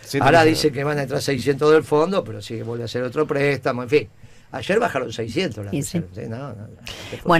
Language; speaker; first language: Spanish; native; Spanish